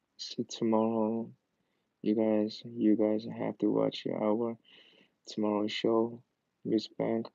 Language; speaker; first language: English; non-native, learner; Korean